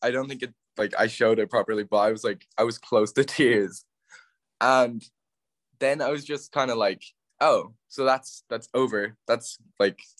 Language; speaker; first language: English; native; English